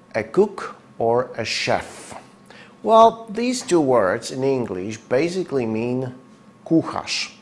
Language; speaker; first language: English; non-native, fluent; Polish